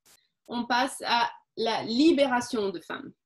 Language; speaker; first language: French; non-native, fluent; Portuguese